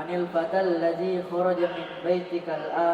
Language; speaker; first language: Indonesian; native; Indonesian